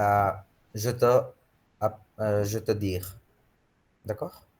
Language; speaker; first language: French; non-native, fluent; Hindi